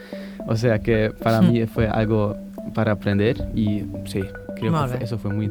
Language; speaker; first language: Spanish; non-native, fluent; German